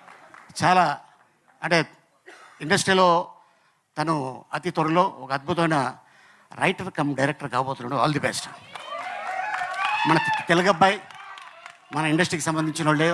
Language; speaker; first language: Telugu; native; Telugu